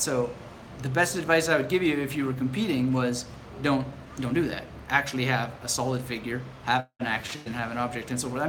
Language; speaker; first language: English; native; English